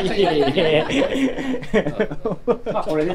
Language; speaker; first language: Japanese; native; Japanese